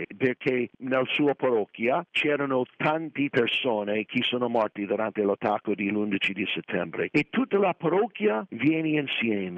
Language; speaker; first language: Italian; non-native, fluent; English